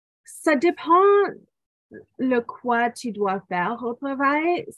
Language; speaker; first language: French; non-native, local second language; English